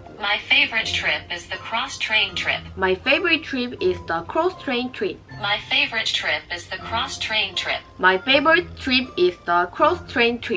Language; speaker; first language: English; non-native, learner; Korean